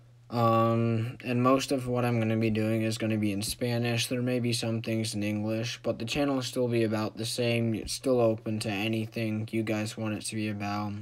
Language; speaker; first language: English; native; English